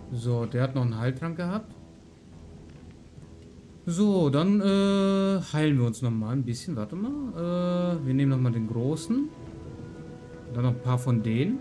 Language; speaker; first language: German; native; German